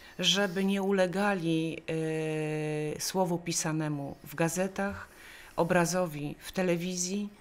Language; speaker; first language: Polish; native; Polish